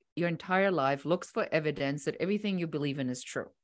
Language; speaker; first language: English; non-native, fluent; German